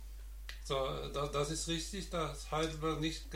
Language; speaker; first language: German; non-native, learner; Norwegian